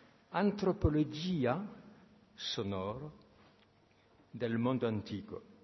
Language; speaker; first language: Italian; non-native, fluent; French